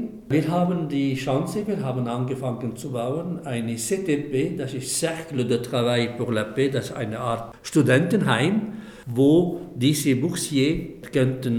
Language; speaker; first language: German; non-native, fluent; Arabic